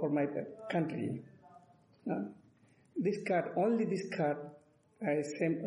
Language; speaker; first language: English; non-native, learner; Bangla